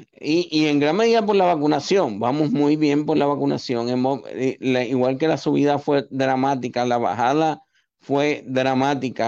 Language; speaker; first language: Spanish; native; Spanish